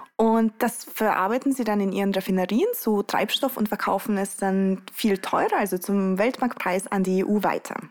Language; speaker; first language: German; early bilingual, other home language; Russian